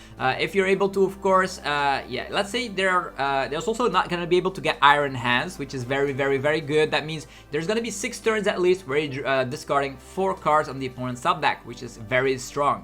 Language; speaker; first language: English; non-native, fluent; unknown